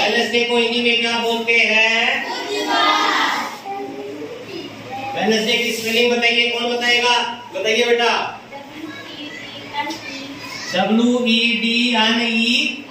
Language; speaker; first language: Hindi; native; Hindi